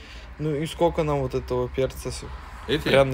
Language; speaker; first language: Russian; native; Russian